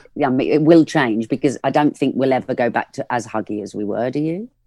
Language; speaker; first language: English; native; English